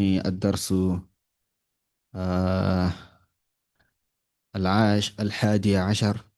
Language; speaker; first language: Arabic; non-native, fluent; Yoruba